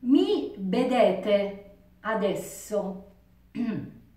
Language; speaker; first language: Italian; non-native, learner; Japanese